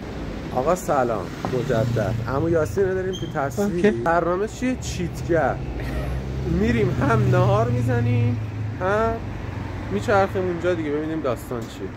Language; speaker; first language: Persian; native; Persian